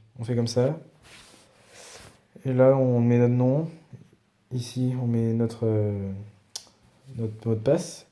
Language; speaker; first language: French; native; French